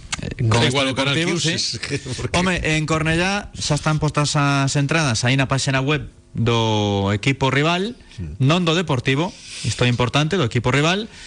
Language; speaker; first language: Galician; native; Galician